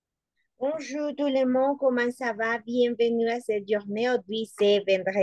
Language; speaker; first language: French; non-native, fluent; Spanish